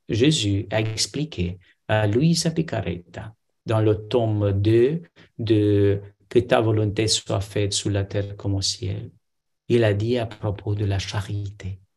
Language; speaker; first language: French; non-native, fluent; Romanian